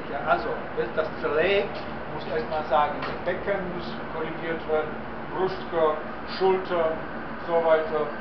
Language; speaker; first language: German; non-native, fluent; Czech